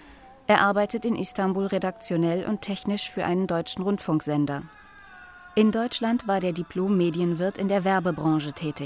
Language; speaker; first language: German; native; German